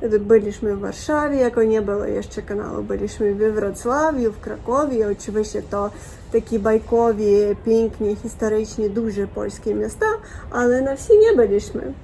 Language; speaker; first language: Polish; non-native, learner; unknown